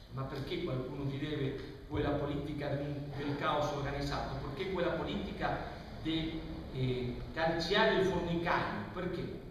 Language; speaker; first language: Italian; non-native, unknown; Spanish